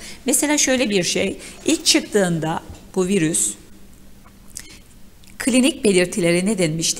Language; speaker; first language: Turkish; native; Turkish